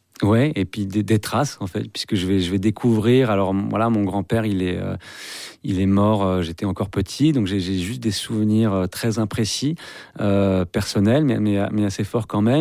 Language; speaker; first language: French; native; French